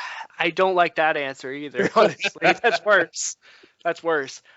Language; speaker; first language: English; native; English